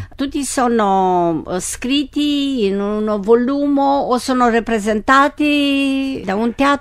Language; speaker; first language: Italian; non-native, learner; Romanian